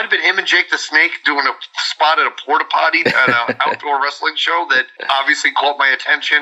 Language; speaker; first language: English; native; English